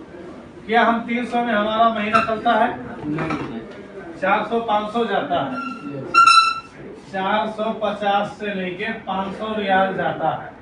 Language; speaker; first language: Hindi; non-native, learner; Nepali